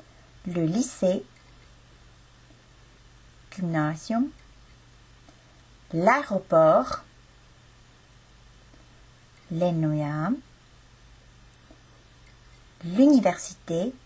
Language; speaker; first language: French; non-native, fluent; Estonian